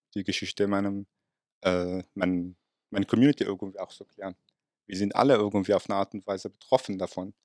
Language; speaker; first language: German; non-native, fluent; Arabic